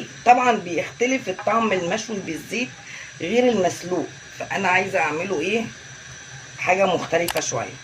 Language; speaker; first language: Arabic; native; Arabic